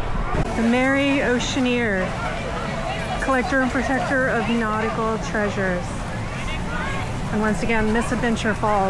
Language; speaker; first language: English; native; English